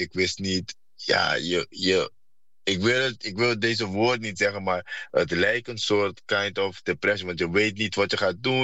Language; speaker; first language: Dutch; non-native, fluent; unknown